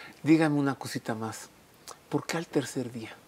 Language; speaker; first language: Spanish; native; Spanish